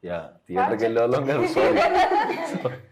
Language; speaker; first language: Telugu; native; Telugu